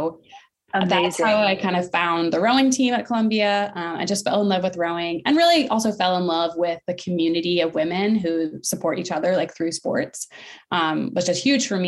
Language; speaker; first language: English; native; English